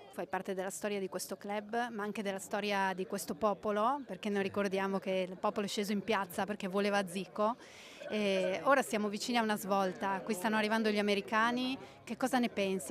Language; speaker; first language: Italian; native; Italian